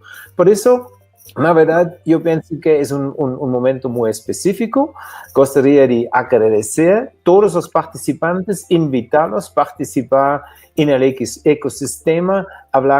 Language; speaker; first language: Spanish; non-native, fluent; German